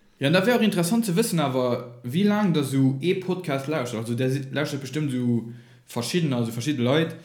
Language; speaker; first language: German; non-native, local second language; Luxembourgish